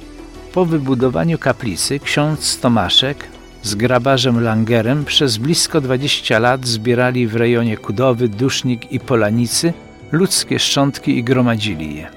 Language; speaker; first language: Polish; native; Polish